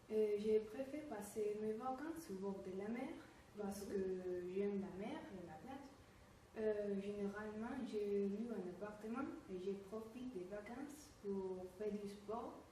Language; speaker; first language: French; non-native, learner; Spanish